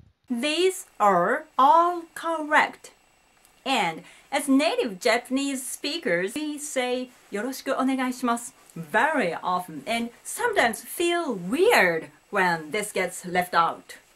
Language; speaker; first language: English; non-native, fluent; Japanese